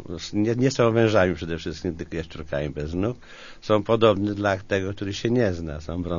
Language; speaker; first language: Polish; native; Polish